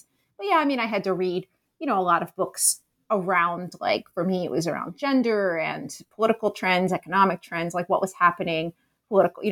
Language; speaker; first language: English; native; English